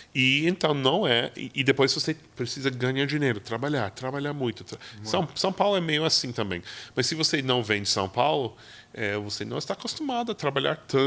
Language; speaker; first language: Portuguese; non-native, fluent; English